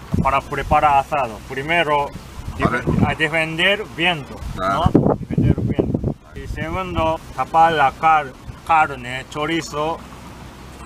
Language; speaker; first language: Spanish; non-native, learner; Japanese